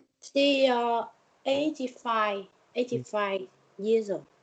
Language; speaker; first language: English; non-native, learner; Vietnamese